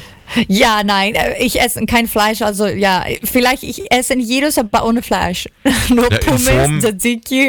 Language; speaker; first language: German; non-native, learner; Greek